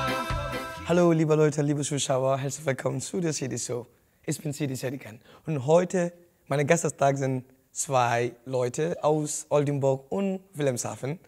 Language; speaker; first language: German; non-native, learner; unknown